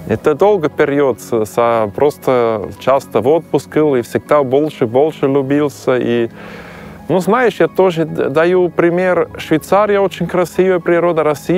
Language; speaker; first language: Russian; non-native, learner; German